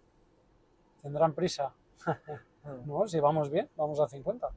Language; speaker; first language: Spanish; native; Spanish